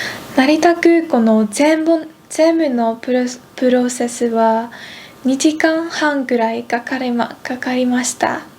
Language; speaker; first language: Japanese; non-native, fluent; Dutch